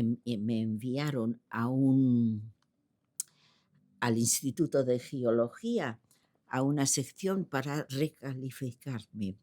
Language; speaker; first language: Spanish; early bilingual, other home language; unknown